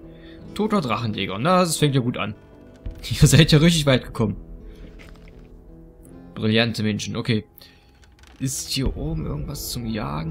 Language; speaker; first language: German; native; German